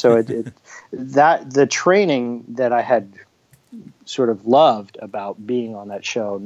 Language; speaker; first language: English; native; English